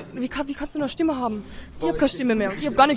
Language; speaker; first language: German; native; German